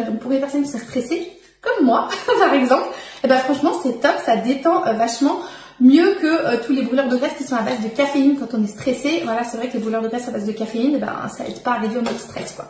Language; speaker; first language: French; native; French